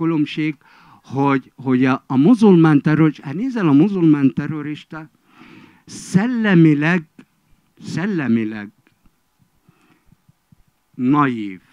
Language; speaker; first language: Hungarian; non-native, fluent; Arabic